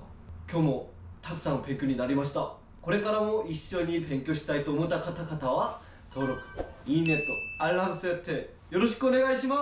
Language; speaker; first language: Japanese; non-native, learner; Korean